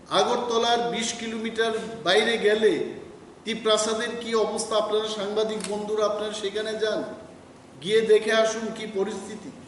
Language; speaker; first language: Bangla; non-native, local second language; Kok Borok